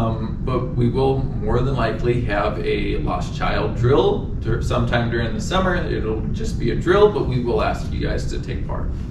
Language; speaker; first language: English; native; English